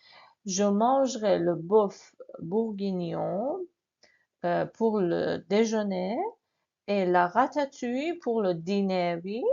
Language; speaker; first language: French; non-native, fluent; Persian